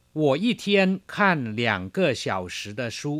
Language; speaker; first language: Chinese; non-native, fluent; Thai